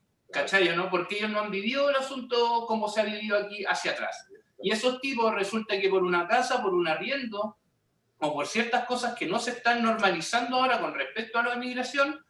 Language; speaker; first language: Spanish; native; Spanish